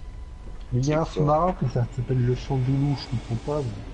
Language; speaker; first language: French; native; French